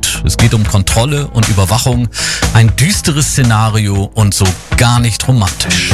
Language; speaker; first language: German; native; German